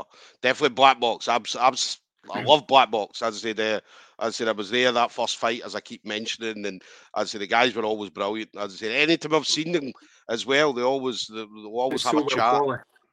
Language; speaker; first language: English; native; English